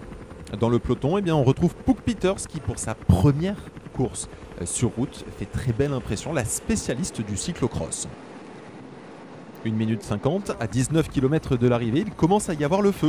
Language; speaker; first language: French; native; French